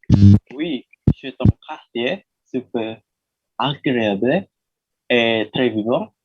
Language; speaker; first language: French; non-native, learner; Indonesian